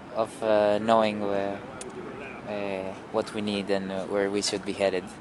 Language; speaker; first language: English; non-native, fluent; Spanish